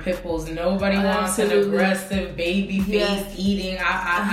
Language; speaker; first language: English; native; English